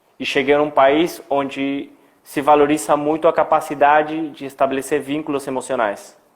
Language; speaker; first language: Portuguese; non-native, fluent; Spanish